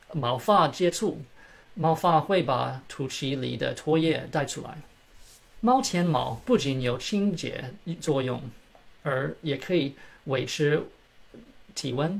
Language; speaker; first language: Chinese; early bilingual, heritage; Chinese